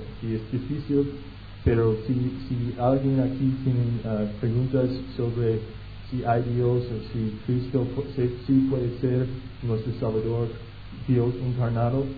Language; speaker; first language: Spanish; non-native, fluent; English